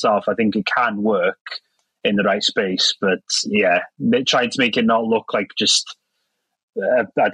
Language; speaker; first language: English; non-native, local second language; Welsh